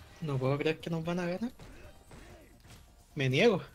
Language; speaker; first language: Spanish; native; Spanish